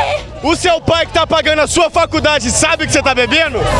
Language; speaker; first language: Portuguese; native; Portuguese